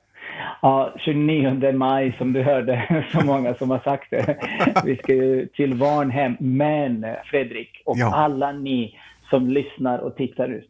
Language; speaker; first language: Swedish; non-native, fluent; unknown